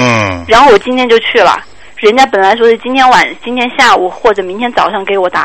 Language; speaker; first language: Chinese; native; Chinese